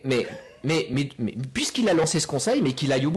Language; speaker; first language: French; native; French